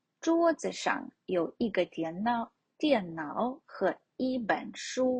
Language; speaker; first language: Chinese; non-native, fluent; Ukrainian